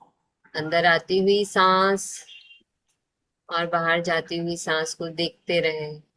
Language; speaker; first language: Hindi; native; Hindi